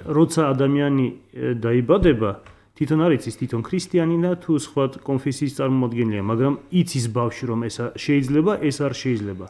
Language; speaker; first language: Georgian; non-native, local second language; Armenian